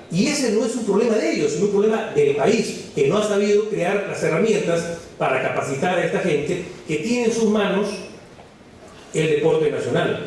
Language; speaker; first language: Spanish; native; Spanish